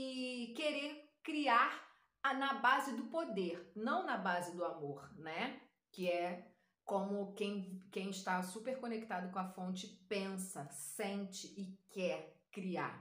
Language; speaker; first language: Portuguese; native; Portuguese